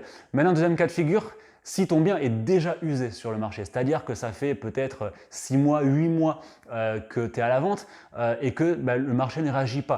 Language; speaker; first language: French; native; French